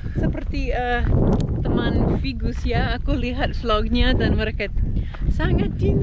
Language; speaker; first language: Indonesian; non-native, learner; English